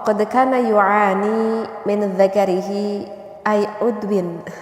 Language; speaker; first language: Arabic; non-native, fluent; Indonesian